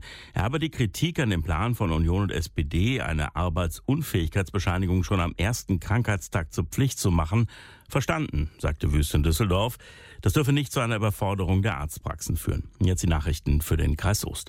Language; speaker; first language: German; native; German